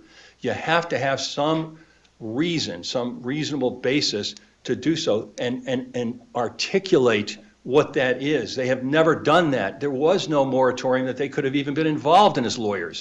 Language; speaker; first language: English; native; English